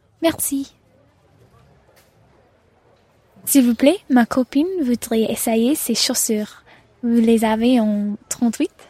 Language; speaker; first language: French; non-native, learner; English